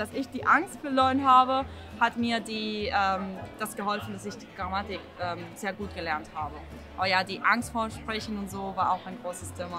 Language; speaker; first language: German; non-native, fluent; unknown